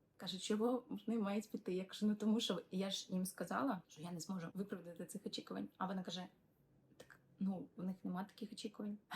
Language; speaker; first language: Ukrainian; non-native, local second language; Russian